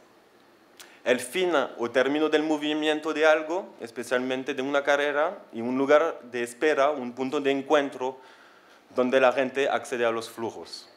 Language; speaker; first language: Spanish; non-native, fluent; French